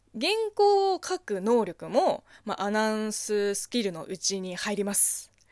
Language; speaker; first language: Japanese; non-native, fluent; Chinese